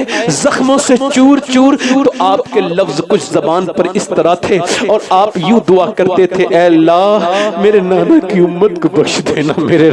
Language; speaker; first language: Urdu; native; Urdu